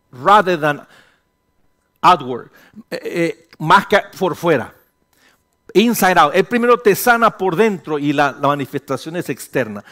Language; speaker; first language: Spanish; early bilingual, heritage; Spanish